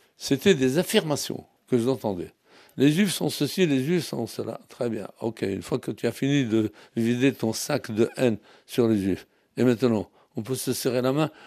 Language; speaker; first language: French; native; French